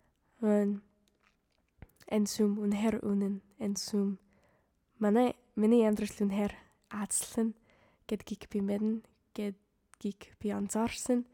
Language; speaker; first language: Mongolian; non-native, fluent; English